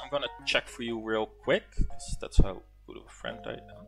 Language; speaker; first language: English; early bilingual, other home language; Dutch